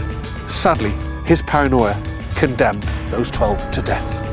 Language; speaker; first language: English; native; English